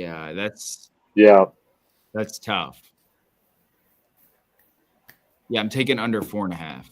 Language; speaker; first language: English; native; English